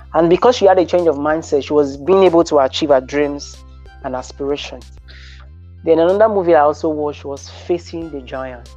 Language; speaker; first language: English; non-native, local second language; Bini